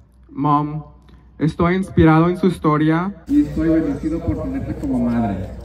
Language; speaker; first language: Spanish; early bilingual, heritage; Spanish